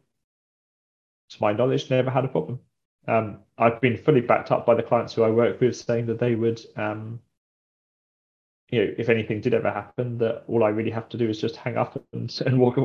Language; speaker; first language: English; native; English